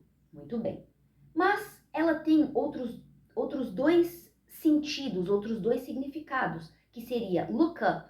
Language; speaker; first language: Portuguese; early bilingual, heritage; Portuguese